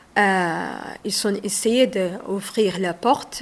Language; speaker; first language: French; non-native, learner; Somali